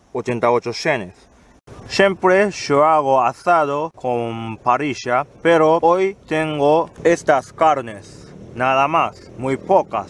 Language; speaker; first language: Spanish; non-native, fluent; Japanese